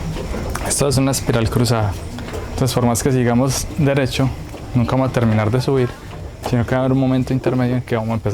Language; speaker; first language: Spanish; native; Spanish